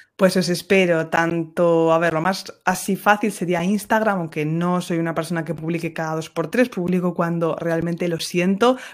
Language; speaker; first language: Spanish; native; Spanish